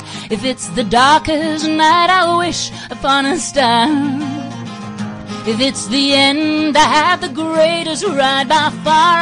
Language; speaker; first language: English; non-native, local second language; Afrikaans